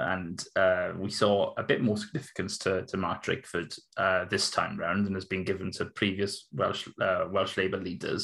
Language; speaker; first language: English; native; English